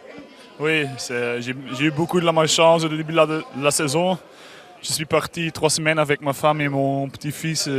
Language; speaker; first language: French; non-native, fluent; Dutch